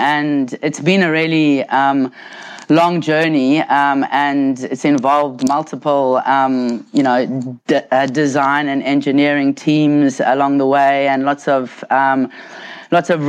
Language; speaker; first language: English; native; English